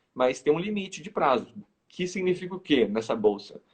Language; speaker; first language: Portuguese; native; Portuguese